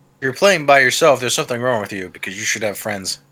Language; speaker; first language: English; native; English